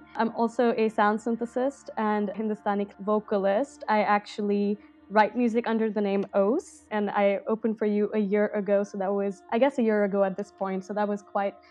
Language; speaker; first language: English; non-native, local second language; Hindi